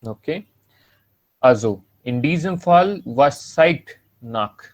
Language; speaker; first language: German; non-native, learner; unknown